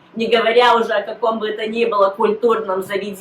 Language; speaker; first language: Russian; early bilingual, heritage; Russian